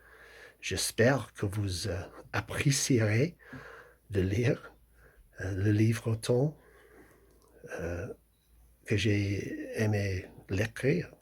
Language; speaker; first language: French; non-native, fluent; English